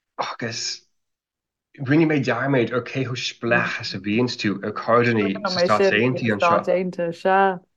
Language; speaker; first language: Irish; non-native, fluent; English